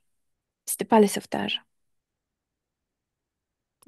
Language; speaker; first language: French; non-native, fluent; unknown